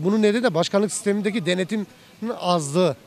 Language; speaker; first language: Turkish; native; Turkish